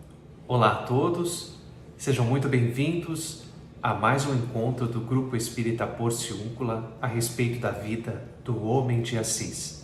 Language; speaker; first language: Portuguese; native; Portuguese